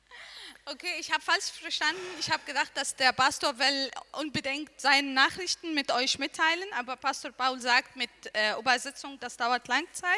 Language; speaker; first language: German; non-native, learner; Arabic